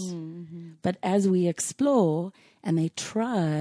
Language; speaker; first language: English; native; English